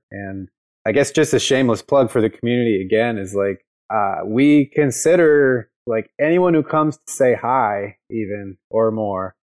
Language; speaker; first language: English; native; English